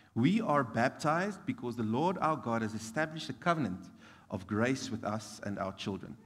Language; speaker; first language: English; non-native, local second language; Afrikaans